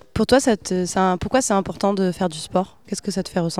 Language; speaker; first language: French; native; French